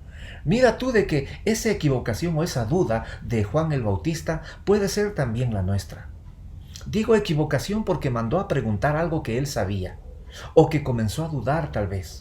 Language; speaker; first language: Spanish; native; Spanish